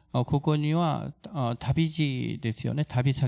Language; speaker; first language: Japanese; non-native, fluent; Korean